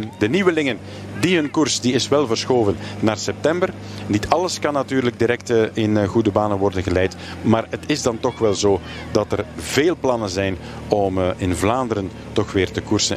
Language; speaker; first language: Dutch; native; Dutch